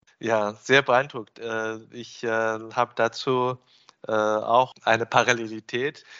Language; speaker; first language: German; non-native, fluent; Chinese